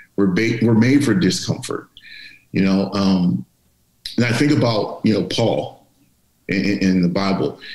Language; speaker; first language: English; native; English